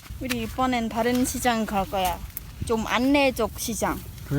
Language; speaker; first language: Korean; non-native, learner; Khmer